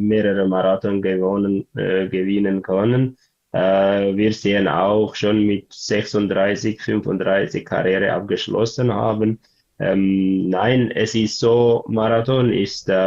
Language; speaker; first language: German; non-native, learner; Tigrinya